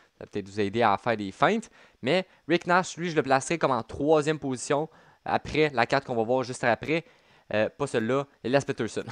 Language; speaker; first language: French; native; French